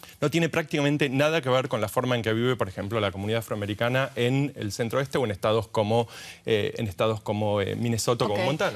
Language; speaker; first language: Spanish; native; Spanish